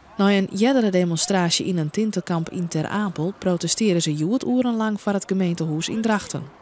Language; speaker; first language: Dutch; non-native, local second language; Western Frisian